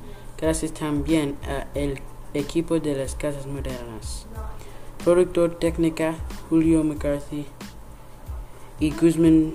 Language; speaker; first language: Spanish; non-native, learner; English